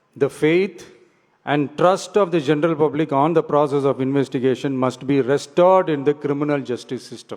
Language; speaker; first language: English; non-native, local second language; Tamil